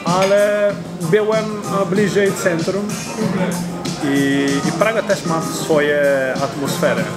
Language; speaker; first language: Polish; non-native, learner; Portuguese